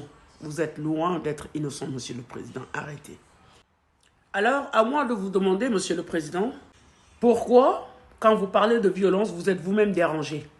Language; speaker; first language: French; non-native, local second language; Wolof